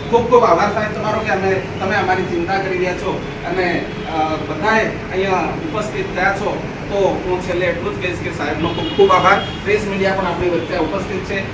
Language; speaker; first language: Gujarati; native; Gujarati